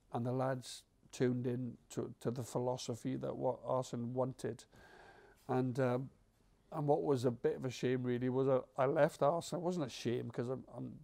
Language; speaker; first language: English; native; English